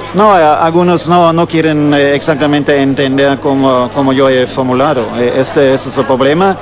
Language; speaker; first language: Spanish; non-native, fluent; German